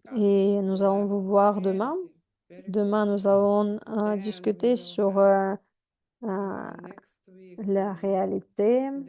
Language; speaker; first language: French; non-native, fluent; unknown